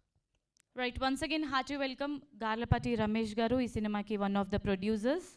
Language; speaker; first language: Telugu; native; Telugu